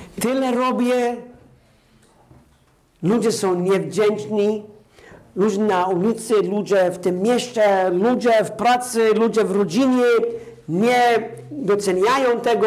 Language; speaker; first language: Polish; non-native, fluent; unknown